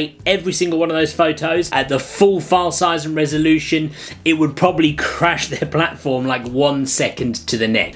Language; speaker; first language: English; native; English